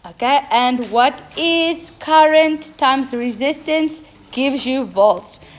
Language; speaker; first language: English; non-native, local second language; Afrikaans